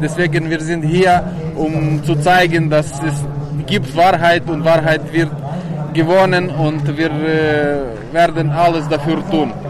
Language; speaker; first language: German; non-native, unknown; Russian